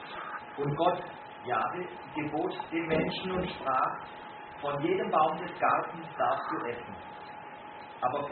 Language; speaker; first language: German; native; German